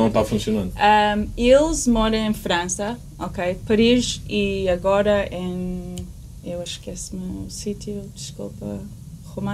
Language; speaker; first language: Portuguese; non-native, fluent; English